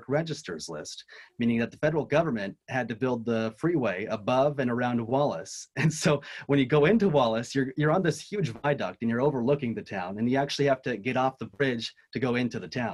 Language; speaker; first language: English; native; English